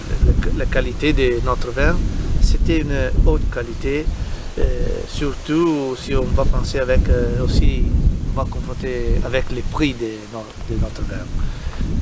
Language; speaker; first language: French; non-native, learner; Italian